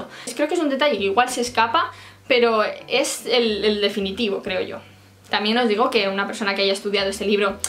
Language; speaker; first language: Spanish; native; Spanish